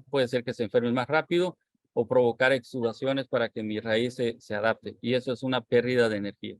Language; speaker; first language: Spanish; native; Spanish